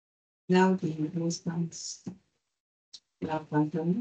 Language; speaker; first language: English; non-native, learner; Spanish